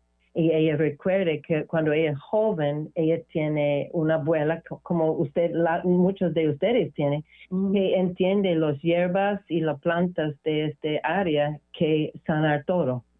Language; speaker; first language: Spanish; non-native, learner; English